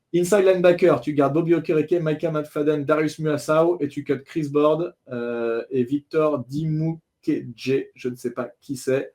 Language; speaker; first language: French; native; French